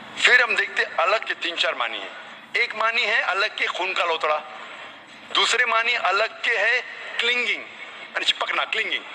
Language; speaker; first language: Hindi; non-native, local second language; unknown